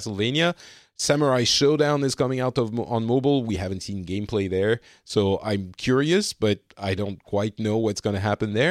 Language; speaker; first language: English; non-native, fluent; French